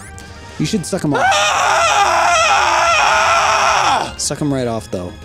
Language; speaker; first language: English; native; English